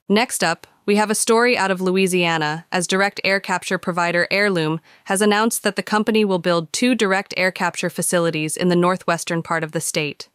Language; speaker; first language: English; native; English